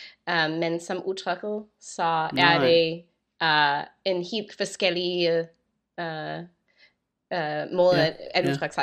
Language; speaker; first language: Danish; non-native, learner; English